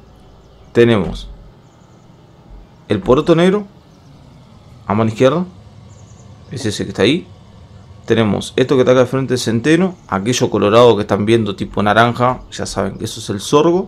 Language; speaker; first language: Spanish; native; Spanish